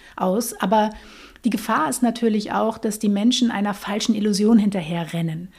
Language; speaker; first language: German; native; German